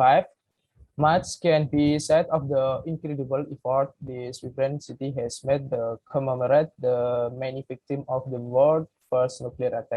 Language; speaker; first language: English; non-native, learner; Indonesian